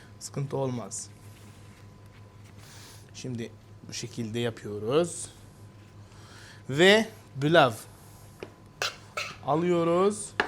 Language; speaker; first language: Turkish; non-native, fluent; Arabic